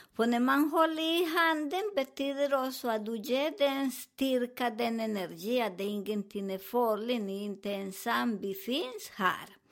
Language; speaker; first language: Swedish; non-native, learner; Spanish